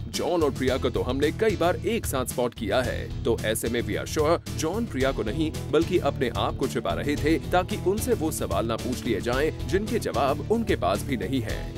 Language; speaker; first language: Hindi; native; Hindi